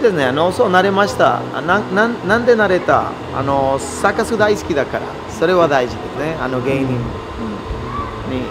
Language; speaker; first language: Japanese; non-native, learner; Spanish